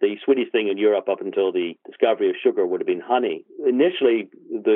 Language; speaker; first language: English; native; English